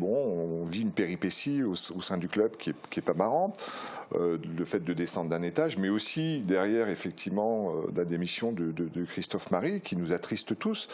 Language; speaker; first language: French; native; French